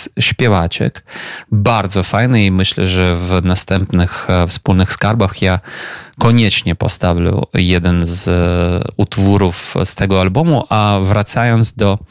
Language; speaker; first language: Polish; non-native, fluent; Ukrainian